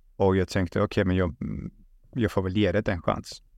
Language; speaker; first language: Swedish; early bilingual, other home language; Russian